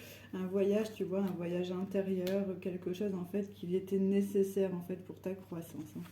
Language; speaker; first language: French; native; French